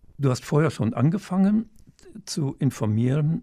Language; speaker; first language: German; native; German